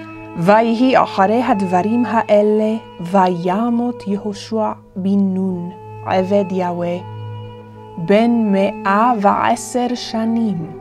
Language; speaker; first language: Hebrew; non-native, fluent; English